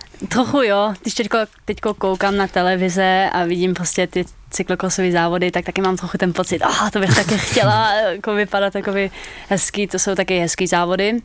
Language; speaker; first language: Czech; early bilingual, heritage; Dutch